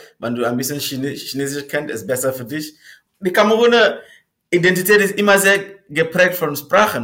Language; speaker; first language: German; non-native, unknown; Northern Sotho